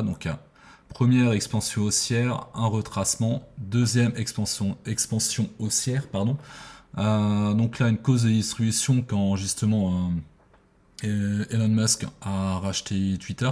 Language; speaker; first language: French; native; French